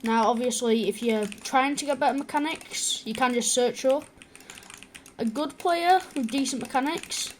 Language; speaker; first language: English; native; English